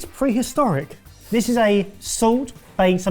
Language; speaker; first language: English; native; English